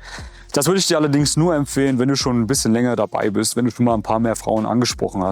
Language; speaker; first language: German; native; German